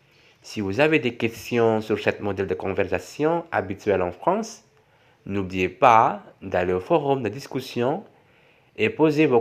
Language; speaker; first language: French; non-native, fluent; Javanese